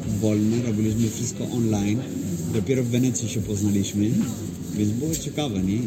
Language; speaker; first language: Polish; non-native, fluent; Spanish